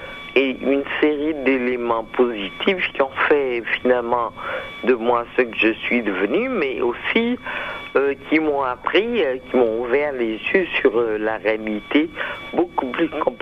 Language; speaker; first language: French; native; French